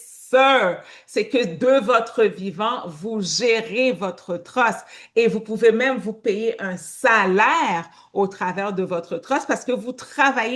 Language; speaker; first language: French; native; French